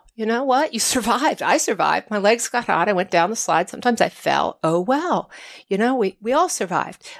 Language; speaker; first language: English; native; English